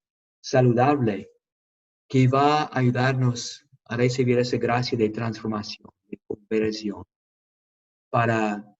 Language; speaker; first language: Spanish; non-native, fluent; English